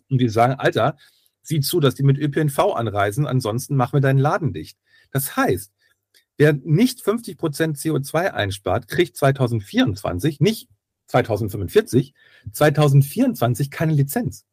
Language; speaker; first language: German; native; German